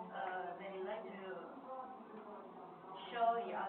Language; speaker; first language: English; non-native, learner; Chinese